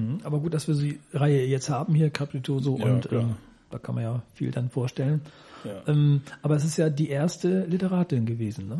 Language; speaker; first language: German; native; German